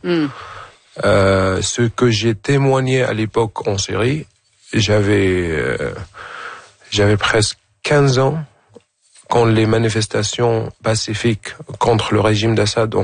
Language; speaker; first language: French; non-native, fluent; Arabic